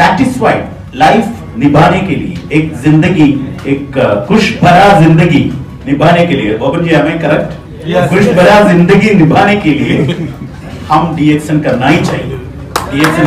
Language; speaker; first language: Hindi; non-native, fluent; Bangla